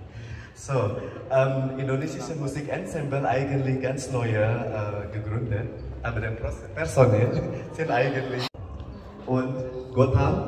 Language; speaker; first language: German; non-native, learner; Indonesian